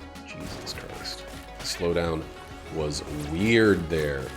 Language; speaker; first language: English; native; English